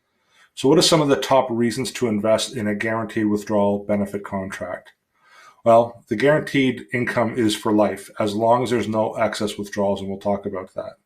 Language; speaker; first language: English; native; English